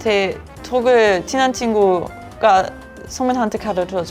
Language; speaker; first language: Korean; non-native, learner; German